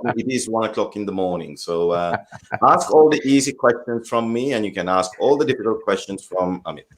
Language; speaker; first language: English; non-native, local second language; Sinhala